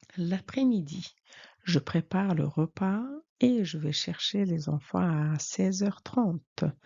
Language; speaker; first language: French; non-native, fluent; Mongolian